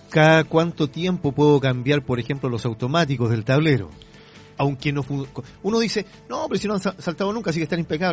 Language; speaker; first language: Spanish; native; Spanish